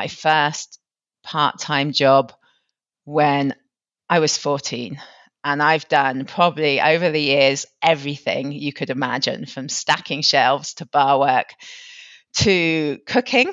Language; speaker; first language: English; native; English